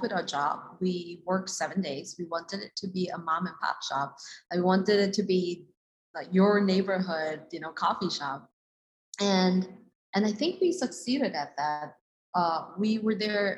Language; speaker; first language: English; non-native, local second language; Chinese